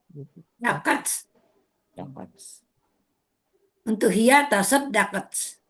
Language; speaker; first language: Indonesian; native; Indonesian